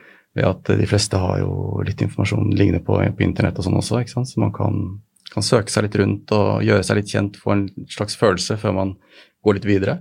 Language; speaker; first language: Norwegian; native; Norwegian